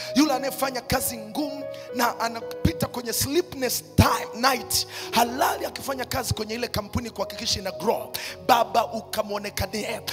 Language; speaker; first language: Swahili; native; Swahili